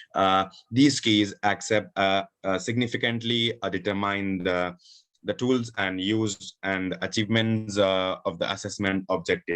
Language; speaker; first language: English; non-native, local second language; Urdu